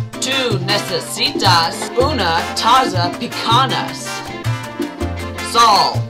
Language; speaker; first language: Spanish; non-native, learner; English